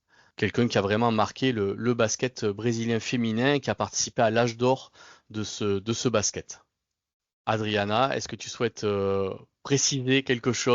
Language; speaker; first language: French; native; French